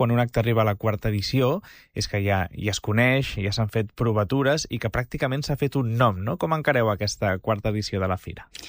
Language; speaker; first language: Catalan; native; Catalan